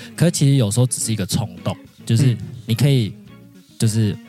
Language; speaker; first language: Chinese; native; Chinese